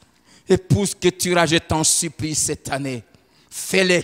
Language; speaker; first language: French; non-native, local second language; Lingala